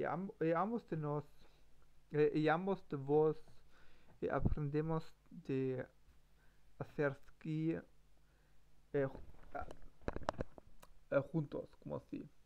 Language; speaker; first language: Spanish; non-native, learner; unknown